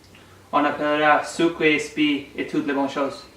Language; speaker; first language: French; non-native, learner; English